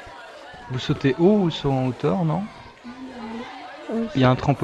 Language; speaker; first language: French; native; French